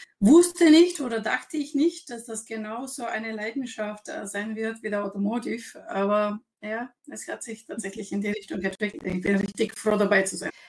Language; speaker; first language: German; non-native, fluent; Bulgarian